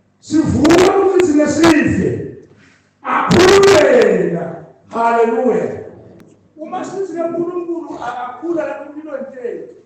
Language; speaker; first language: Zulu; non-native, local second language; Swati